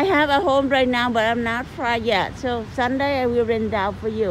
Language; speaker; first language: English; non-native, learner; Vietnamese